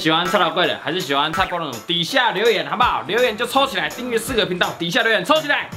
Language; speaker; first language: Chinese; native; Chinese